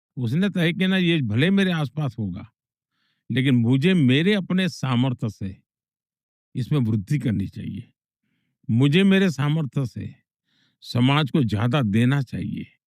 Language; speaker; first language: Hindi; non-native, local second language; Gujarati